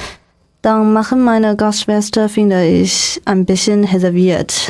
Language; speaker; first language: German; non-native, learner; Chinese